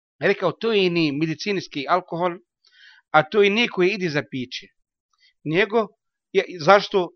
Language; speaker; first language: Bosnian; non-native, learner; Arabic